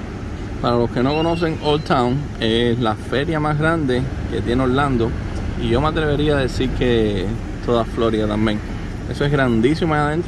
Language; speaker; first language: Spanish; native; Spanish